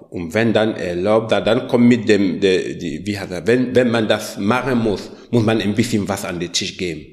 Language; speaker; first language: German; non-native, learner; French